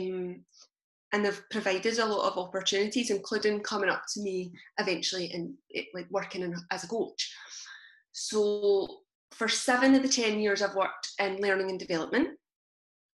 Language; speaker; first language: English; native; English